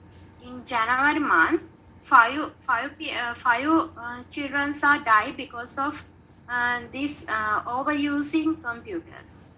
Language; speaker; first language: English; non-native, learner; Sinhala